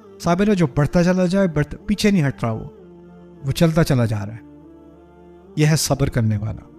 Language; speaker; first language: Urdu; early bilingual, heritage; Urdu